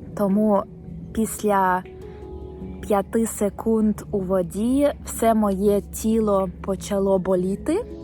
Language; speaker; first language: Ukrainian; native; Ukrainian